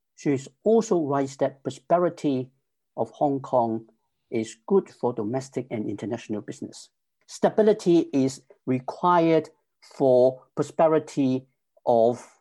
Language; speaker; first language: English; non-native, local second language; Cantonese